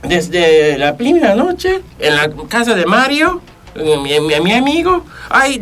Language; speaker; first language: Spanish; non-native, fluent; Japanese